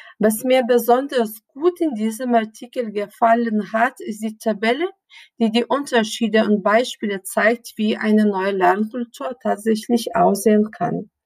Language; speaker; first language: German; non-native, fluent; Lithuanian